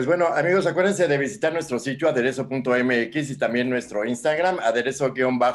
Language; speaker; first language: Spanish; native; Spanish